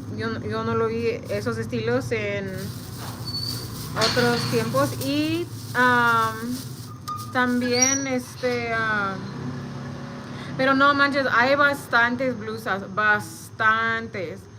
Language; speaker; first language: Spanish; non-native, learner; English